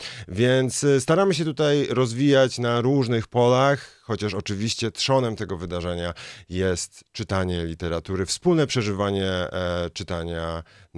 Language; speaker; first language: Polish; native; Polish